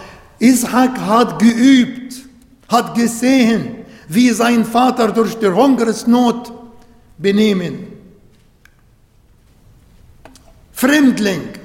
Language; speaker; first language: German; non-native, learner; Arabic